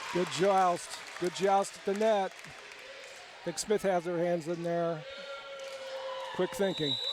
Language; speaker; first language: English; native; English